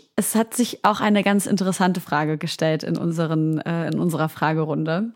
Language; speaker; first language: German; early bilingual, other home language; Arabic